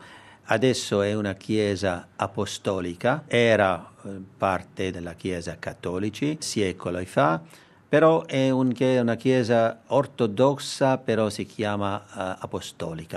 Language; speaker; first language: Italian; non-native, learner; Armenian